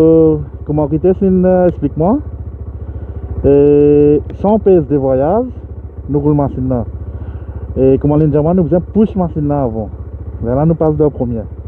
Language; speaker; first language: French; non-native, local second language; Morisyen